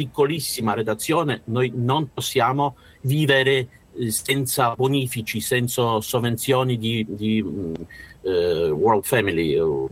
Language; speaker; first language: Italian; non-native, learner; Russian